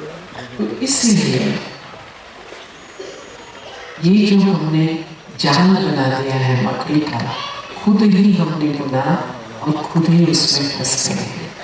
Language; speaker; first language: Hindi; native; Hindi